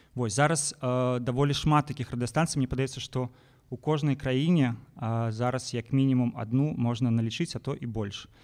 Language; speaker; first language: Belarusian; non-native, local second language; Russian